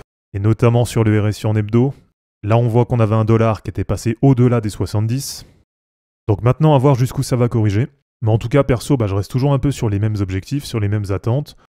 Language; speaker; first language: French; native; French